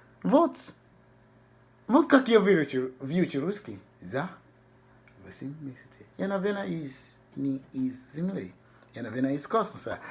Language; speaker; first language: Russian; non-native, fluent; English